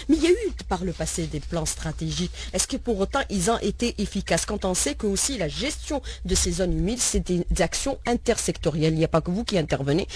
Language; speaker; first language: French; non-native, local second language; Arabic